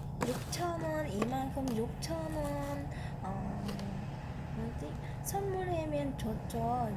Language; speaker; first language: Korean; non-native, fluent; Vietnamese